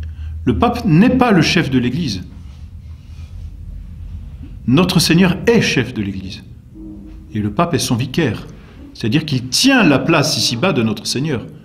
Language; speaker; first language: French; native; French